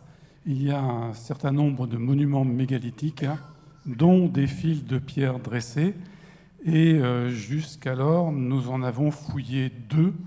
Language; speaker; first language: French; native; French